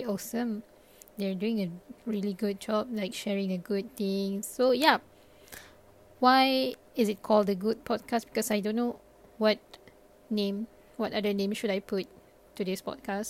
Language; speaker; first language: English; non-native, local second language; Malay